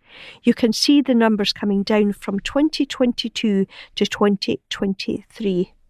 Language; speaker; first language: English; native; English